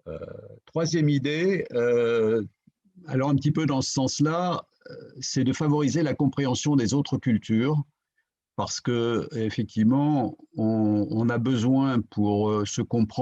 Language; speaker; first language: French; native; French